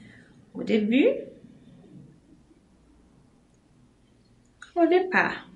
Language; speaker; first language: French; non-native, fluent; Portuguese